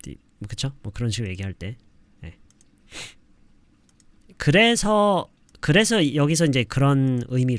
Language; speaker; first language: Korean; native; Korean